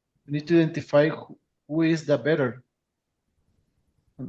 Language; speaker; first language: English; non-native, learner; Spanish